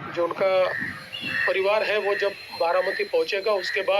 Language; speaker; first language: Hindi; non-native, local second language; Marathi